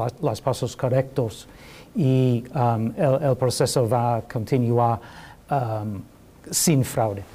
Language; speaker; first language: Spanish; non-native, learner; English